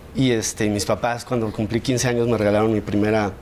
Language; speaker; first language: Spanish; native; Spanish